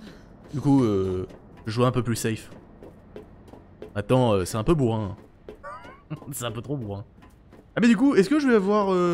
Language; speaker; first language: French; native; French